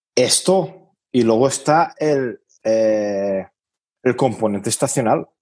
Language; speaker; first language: Spanish; non-native, fluent; Hungarian